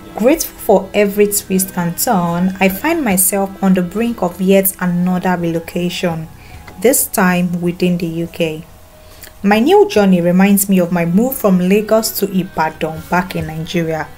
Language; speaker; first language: English; non-native, local second language; Yoruba